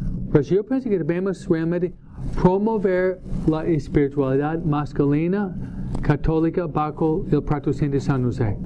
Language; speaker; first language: Spanish; non-native, fluent; English